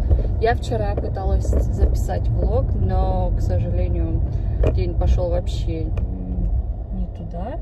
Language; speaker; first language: Russian; early bilingual, heritage; Russian